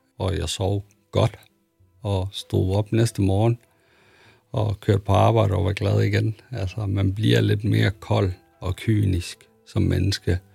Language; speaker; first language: Danish; early bilingual, other home language; Arabic